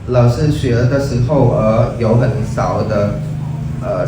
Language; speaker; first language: Chinese; non-native, local second language; Khmer